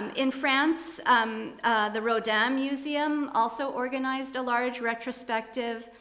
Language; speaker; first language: English; native; English